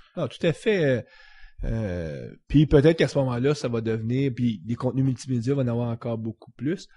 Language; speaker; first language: French; native; French